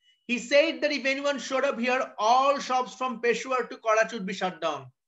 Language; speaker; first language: English; non-native, local second language; Bangla